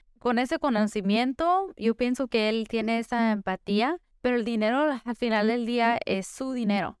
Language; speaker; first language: Spanish; early bilingual, heritage; Spanish